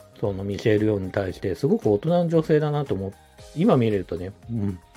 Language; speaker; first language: Japanese; native; Japanese